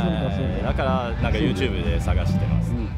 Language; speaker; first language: Japanese; non-native, fluent; Chinese